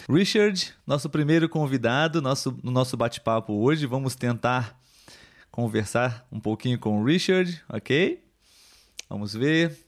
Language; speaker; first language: Portuguese; native; Portuguese